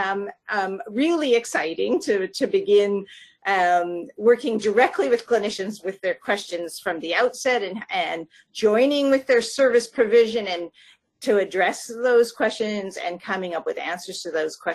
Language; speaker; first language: English; native; English